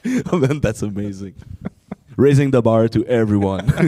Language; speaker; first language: English; non-native, fluent; French